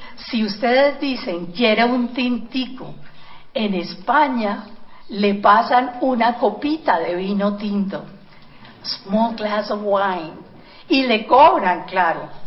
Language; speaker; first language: Spanish; native; Spanish